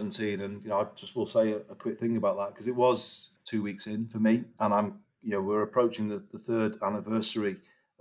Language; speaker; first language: English; native; English